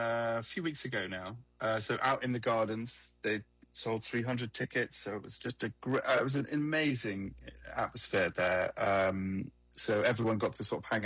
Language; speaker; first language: English; native; English